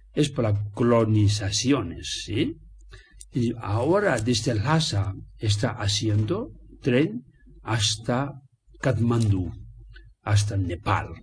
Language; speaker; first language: Spanish; non-native, learner; Tibetan